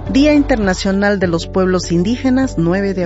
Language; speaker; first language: Spanish; native; Spanish